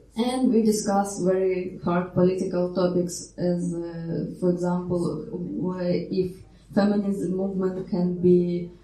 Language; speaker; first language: English; non-native, fluent; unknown